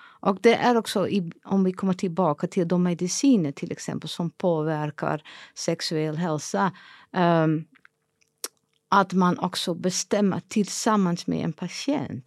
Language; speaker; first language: Swedish; non-native, fluent; Dutch